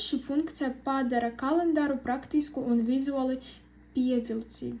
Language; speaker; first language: Latvian; non-native, learner; Russian